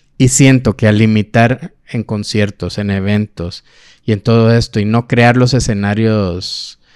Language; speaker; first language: Spanish; native; Spanish